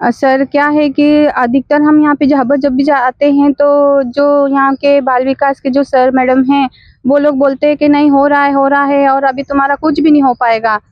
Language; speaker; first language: Hindi; native; Hindi